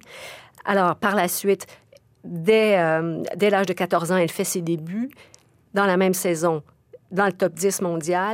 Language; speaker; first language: French; native; French